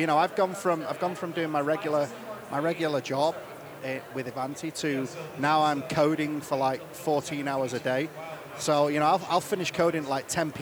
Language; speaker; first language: English; native; English